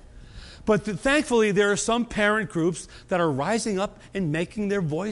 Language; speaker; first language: English; native; English